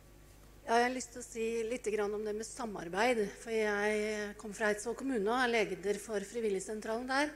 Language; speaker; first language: Norwegian; native; Norwegian